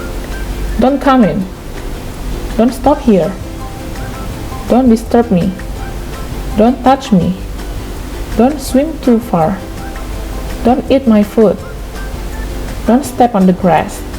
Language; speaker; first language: English; non-native, fluent; Indonesian